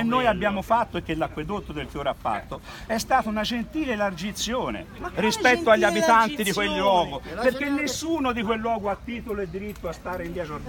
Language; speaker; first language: Italian; native; Italian